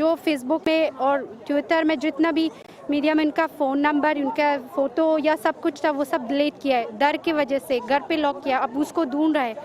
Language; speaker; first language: Hindi; non-native, fluent; Persian